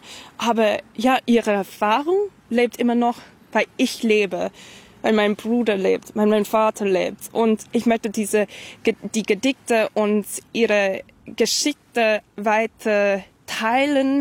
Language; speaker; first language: German; non-native, fluent; English